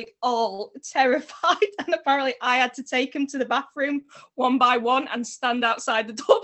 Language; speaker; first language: English; native; English